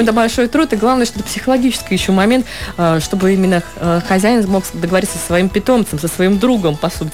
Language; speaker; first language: Russian; native; Russian